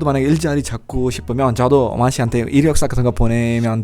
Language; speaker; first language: Korean; non-native, fluent; Urdu